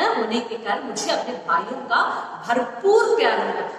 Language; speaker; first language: Hindi; non-native, local second language; Malayalam